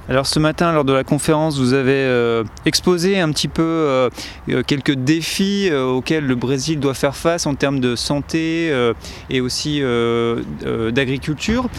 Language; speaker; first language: French; native; French